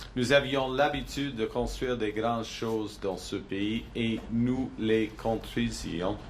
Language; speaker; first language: French; non-native, local second language; English